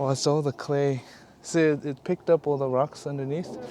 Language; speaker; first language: English; non-native, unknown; Korean